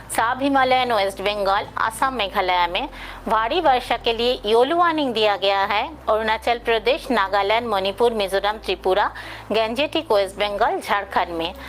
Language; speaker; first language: Hindi; non-native, local second language; Bangla